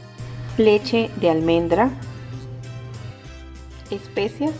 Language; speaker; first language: Spanish; native; Spanish